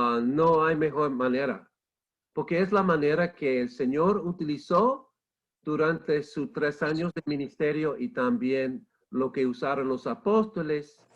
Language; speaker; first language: Spanish; non-native, fluent; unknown